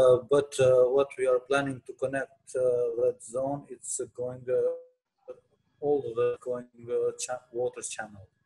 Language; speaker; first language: English; non-native, fluent; Albanian